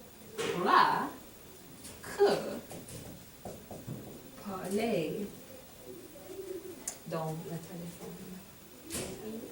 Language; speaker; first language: French; non-native, fluent; English